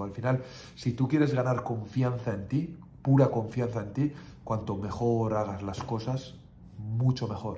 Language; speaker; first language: Spanish; native; Spanish